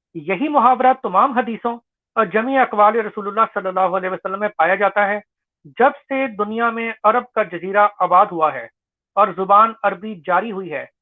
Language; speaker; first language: Urdu; native; Urdu